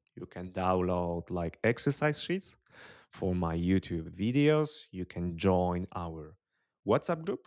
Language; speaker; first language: English; non-native, fluent; Polish